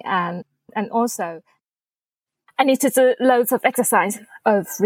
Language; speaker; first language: English; non-native, fluent; Chinese